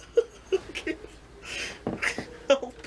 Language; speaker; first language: English; native; English